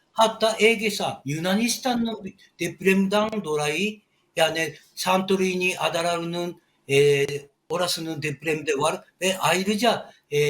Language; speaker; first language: Turkish; non-native, learner; Japanese